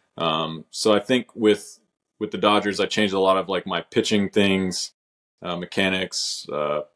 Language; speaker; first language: English; native; English